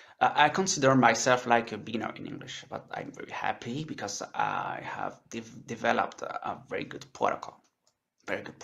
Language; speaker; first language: English; non-native, learner; French